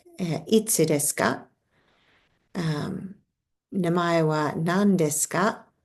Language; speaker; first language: Japanese; non-native, fluent; English